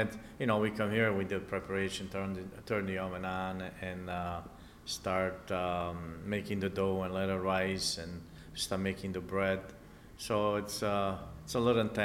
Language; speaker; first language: English; non-native, fluent; Italian